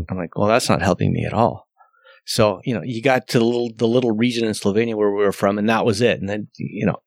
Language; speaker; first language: English; early bilingual, other home language; Slovenian